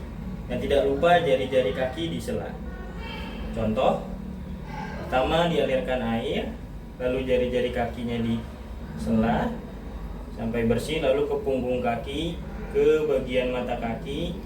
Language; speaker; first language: Indonesian; native; Indonesian